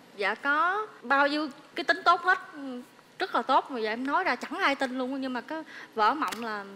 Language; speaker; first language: Vietnamese; native; Vietnamese